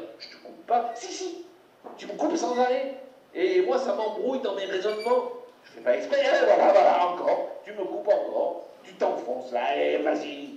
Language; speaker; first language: French; native; French